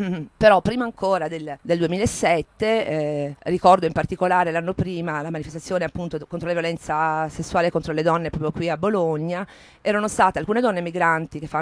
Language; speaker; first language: Italian; native; Italian